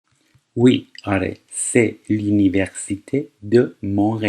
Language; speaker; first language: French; non-native, fluent; Persian